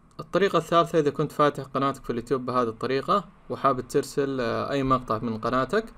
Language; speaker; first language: Arabic; native; Arabic